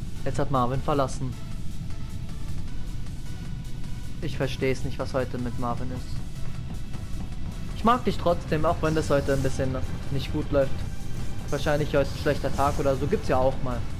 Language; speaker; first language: German; native; German